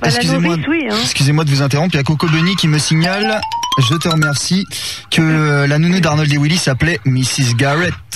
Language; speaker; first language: French; native; French